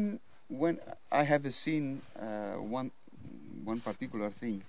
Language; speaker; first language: English; non-native, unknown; Italian